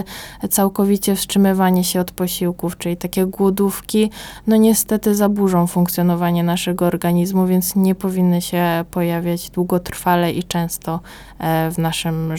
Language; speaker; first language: Polish; native; Polish